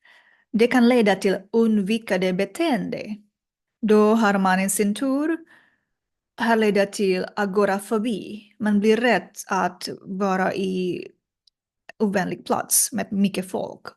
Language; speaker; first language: Swedish; non-native, learner; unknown